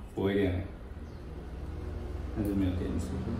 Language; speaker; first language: Chinese; native; Chinese